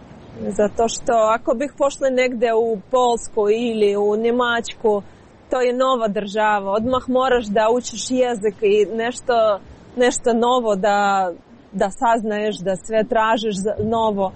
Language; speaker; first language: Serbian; non-native, learner; Ukrainian